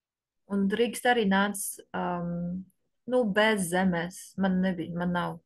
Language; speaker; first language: Latvian; non-native, learner; French